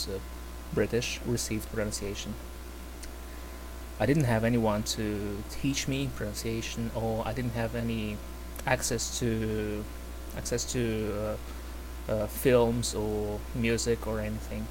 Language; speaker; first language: English; non-native, fluent; Portuguese